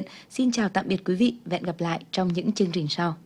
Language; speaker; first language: Vietnamese; native; Vietnamese